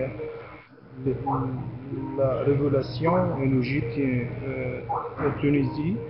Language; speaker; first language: French; non-native, learner; Arabic